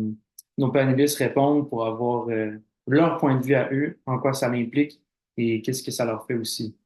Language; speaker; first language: French; native; French